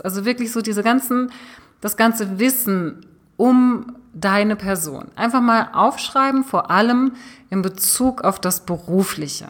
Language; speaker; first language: German; native; German